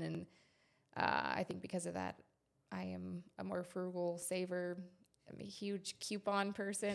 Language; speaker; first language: English; native; English